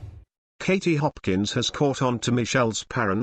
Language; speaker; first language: English; native; English